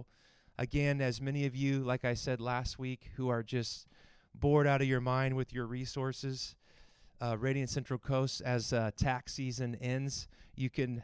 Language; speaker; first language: English; native; English